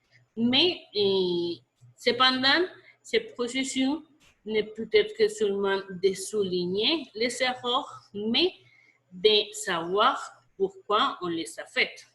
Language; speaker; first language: French; non-native, fluent; Spanish